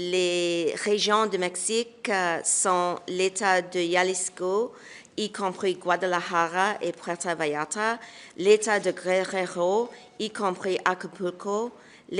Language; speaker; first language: French; non-native, local second language; English